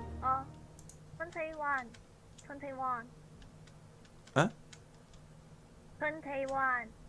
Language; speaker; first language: Korean; non-native, learner; Chinese